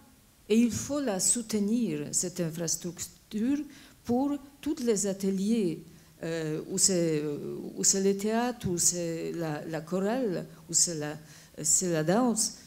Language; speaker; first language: French; non-native, fluent; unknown